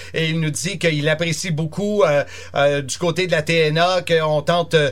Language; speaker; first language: French; native; French